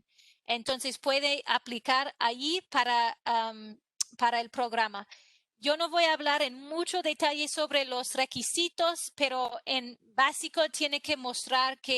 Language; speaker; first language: Spanish; non-native, fluent; English